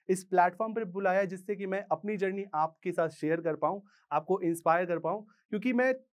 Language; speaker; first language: Hindi; native; Hindi